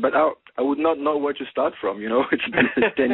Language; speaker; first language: English; non-native, fluent; Arabic